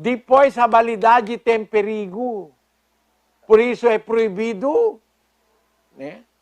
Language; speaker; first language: Portuguese; non-native, fluent; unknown